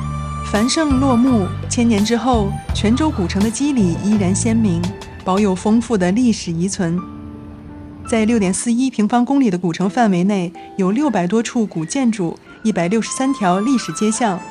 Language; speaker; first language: Chinese; native; Chinese